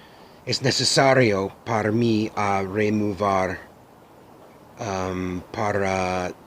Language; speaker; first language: Spanish; non-native, learner; English